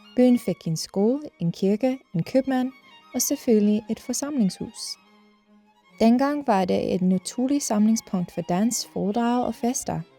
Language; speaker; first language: Danish; non-native, fluent; English